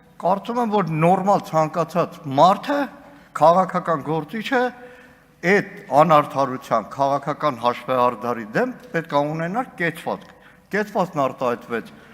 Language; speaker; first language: Armenian; native; Armenian